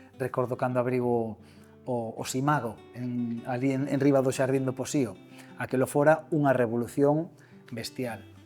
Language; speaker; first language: Galician; native; Galician